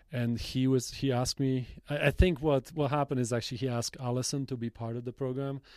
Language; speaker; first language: English; non-native, fluent; Polish